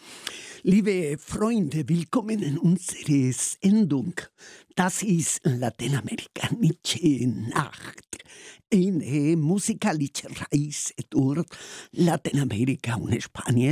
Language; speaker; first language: German; non-native, learner; Spanish